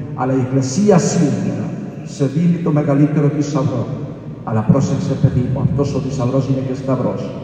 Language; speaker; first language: Greek; non-native, fluent; Spanish